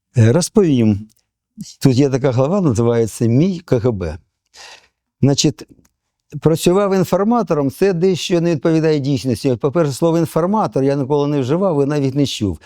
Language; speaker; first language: Ukrainian; non-native, local second language; Russian